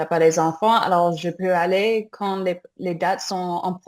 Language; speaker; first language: French; non-native, fluent; English